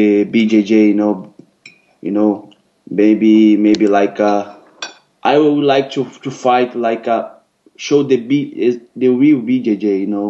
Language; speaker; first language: English; non-native, learner; Portuguese